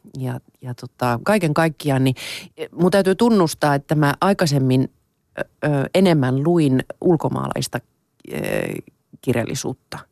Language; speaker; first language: Finnish; non-native, local second language; Swedish